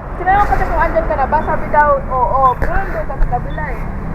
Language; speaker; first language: Filipino; native; Filipino